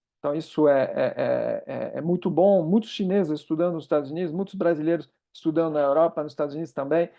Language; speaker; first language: Portuguese; non-native, fluent; French